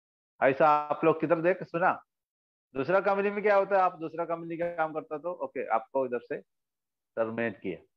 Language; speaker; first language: Hindi; non-native, local second language; Malayalam